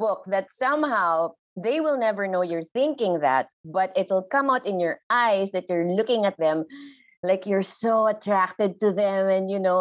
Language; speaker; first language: English; non-native, local second language; Filipino